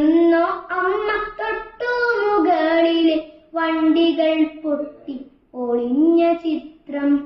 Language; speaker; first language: Malayalam; native; Malayalam